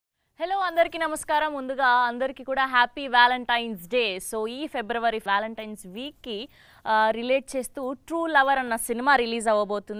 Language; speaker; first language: Telugu; native; Telugu